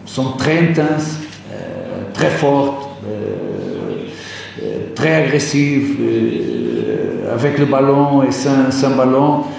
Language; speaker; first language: French; non-native, learner; Portuguese